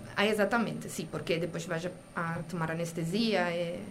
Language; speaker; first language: Portuguese; non-native, learner; Italian